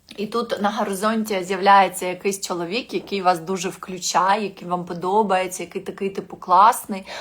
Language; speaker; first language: Ukrainian; non-native, local second language; Russian